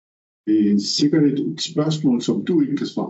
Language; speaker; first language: Danish; non-native, local second language; Kalaallisut